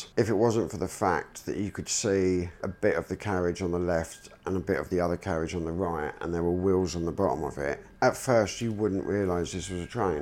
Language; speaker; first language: English; native; English